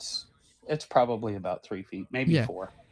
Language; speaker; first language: English; native; English